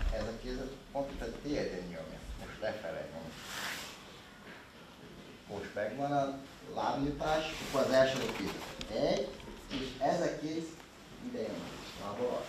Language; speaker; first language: Hungarian; non-native, learner; Portuguese